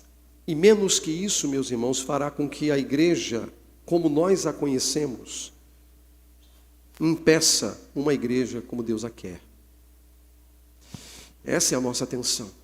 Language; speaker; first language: Portuguese; native; Portuguese